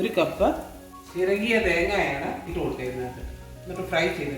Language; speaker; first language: Malayalam; native; Malayalam